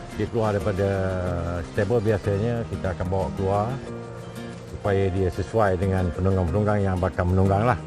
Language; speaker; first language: Malay; native; Malay